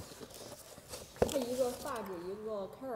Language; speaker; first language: Chinese; native; Chinese